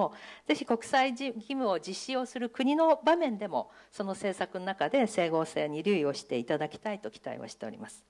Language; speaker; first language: Japanese; native; Japanese